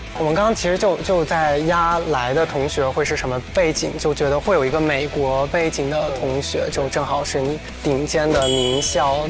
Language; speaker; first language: Chinese; native; Chinese